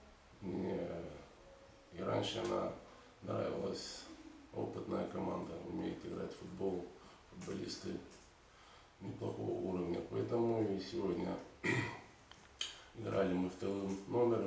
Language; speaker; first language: Russian; native; Russian